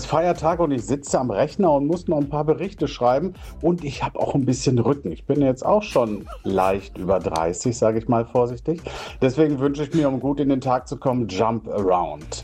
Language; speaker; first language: German; native; German